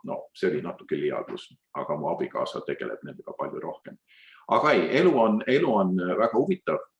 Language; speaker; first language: Estonian; early bilingual, heritage; Estonian